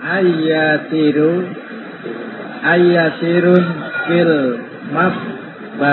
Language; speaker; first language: Arabic; non-native, learner; Indonesian